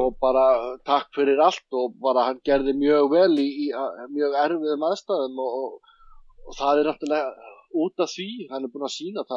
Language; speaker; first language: Icelandic; native; Icelandic